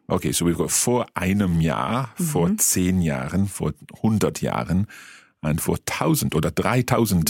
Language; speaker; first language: German; non-native, learner; English